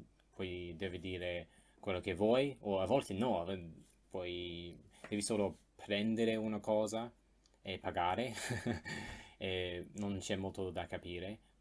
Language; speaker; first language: Italian; non-native, learner; English